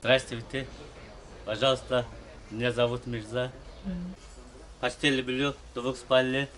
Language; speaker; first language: Russian; non-native, learner; Turkish